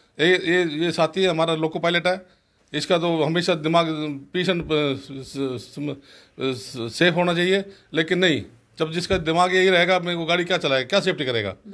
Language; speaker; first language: Hindi; native; Hindi